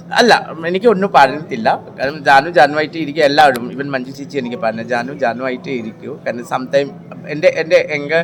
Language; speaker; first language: Malayalam; non-native, local second language; Assamese